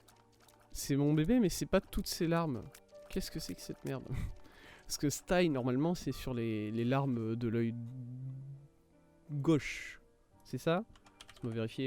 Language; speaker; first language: French; native; French